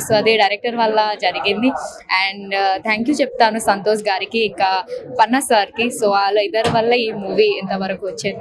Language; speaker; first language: Telugu; non-native, fluent; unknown